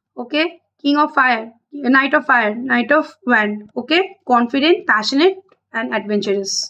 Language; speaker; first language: Hindi; non-native, local second language; Bangla